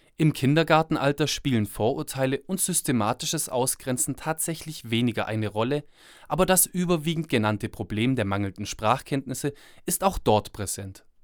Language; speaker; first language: German; native; German